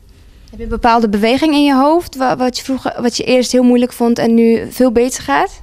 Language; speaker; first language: Dutch; native; Dutch